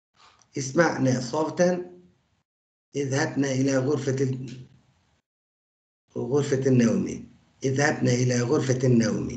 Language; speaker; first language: Arabic; non-native, fluent; Turkish